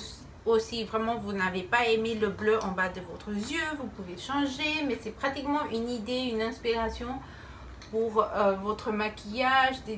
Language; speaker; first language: French; non-native, fluent; Spanish